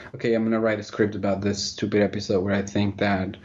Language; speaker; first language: English; non-native, fluent; Spanish